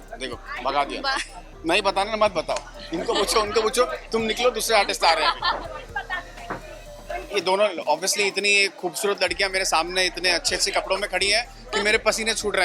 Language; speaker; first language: Hindi; native; Hindi